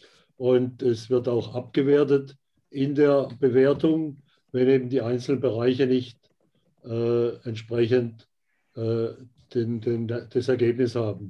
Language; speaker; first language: German; native; German